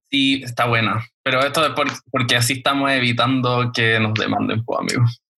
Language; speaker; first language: Spanish; native; Spanish